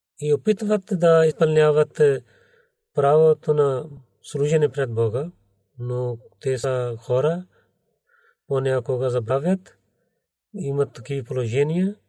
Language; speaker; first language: Bulgarian; non-native, learner; Urdu